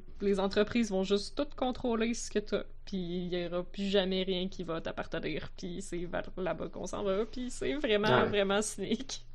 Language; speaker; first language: French; native; French